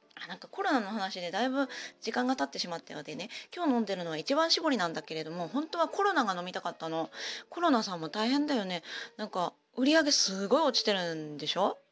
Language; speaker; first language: Japanese; native; Japanese